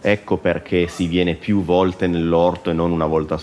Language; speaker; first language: Italian; native; Italian